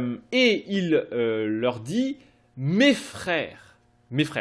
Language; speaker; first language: French; native; French